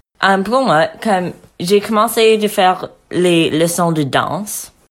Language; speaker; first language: French; non-native, learner; English